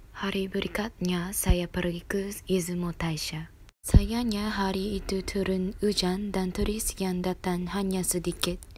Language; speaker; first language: Indonesian; non-native, learner; Japanese